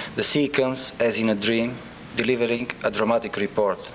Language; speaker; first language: English; non-native, fluent; Bulgarian